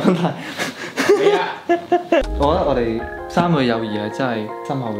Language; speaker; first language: Chinese; native; Chinese